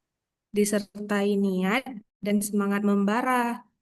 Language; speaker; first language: Indonesian; native; Indonesian